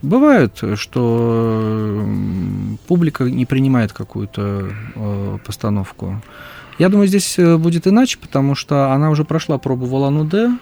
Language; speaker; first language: Russian; native; Russian